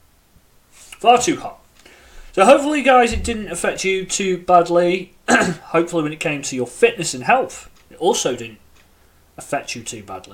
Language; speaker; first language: English; native; English